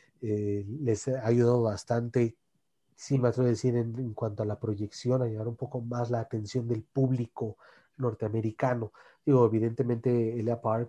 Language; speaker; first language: Spanish; native; Spanish